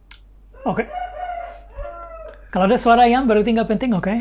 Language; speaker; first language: Indonesian; non-native, fluent; English